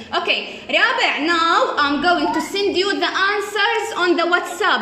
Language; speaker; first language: English; non-native, fluent; Arabic